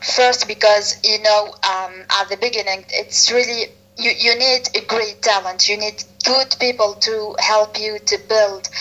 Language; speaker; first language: English; non-native, fluent; Arabic